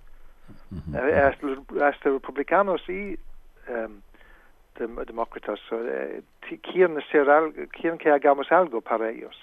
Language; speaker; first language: Spanish; non-native, fluent; English